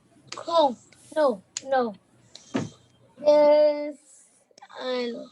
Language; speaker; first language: English; non-native, learner; Vietnamese